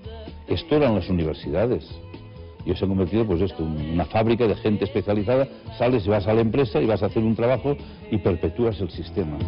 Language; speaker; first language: Spanish; native; Spanish